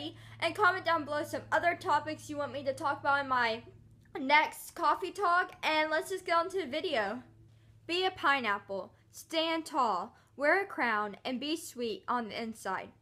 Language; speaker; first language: English; native; English